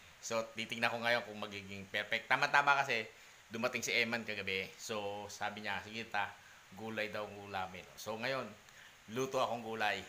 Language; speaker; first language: Filipino; non-native, local second language; Cebuano